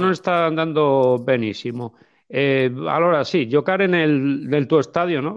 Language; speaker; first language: Italian; non-native, fluent; Spanish